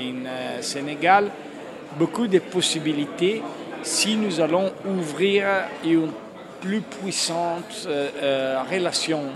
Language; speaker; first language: French; non-native, fluent; Italian